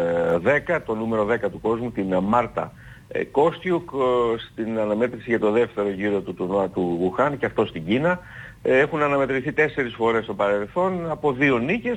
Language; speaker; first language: Greek; native; Greek